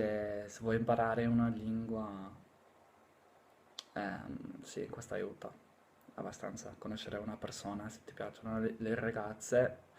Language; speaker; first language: Italian; non-native, fluent; English